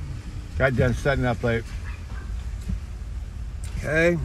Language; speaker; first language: English; native; English